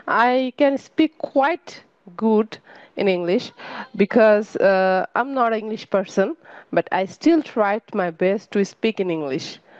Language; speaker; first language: English; non-native, learner; Bangla